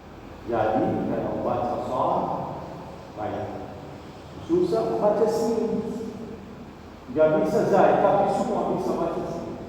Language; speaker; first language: Indonesian; non-native, learner; Arabic